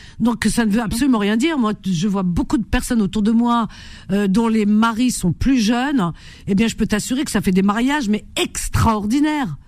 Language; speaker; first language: French; native; French